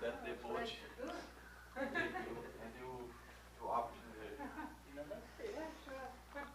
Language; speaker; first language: English; non-native, learner; Portuguese